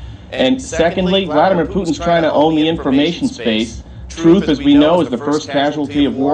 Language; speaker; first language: English; native; English